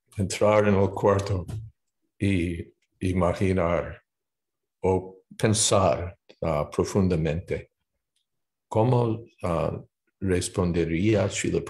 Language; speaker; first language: Spanish; non-native, fluent; English